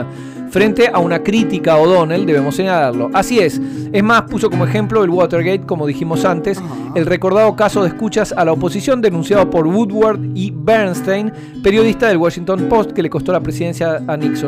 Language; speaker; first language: Spanish; native; Spanish